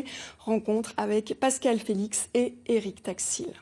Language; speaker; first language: French; native; French